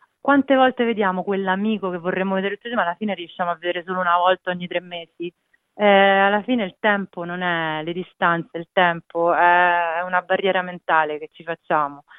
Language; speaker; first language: Italian; native; Italian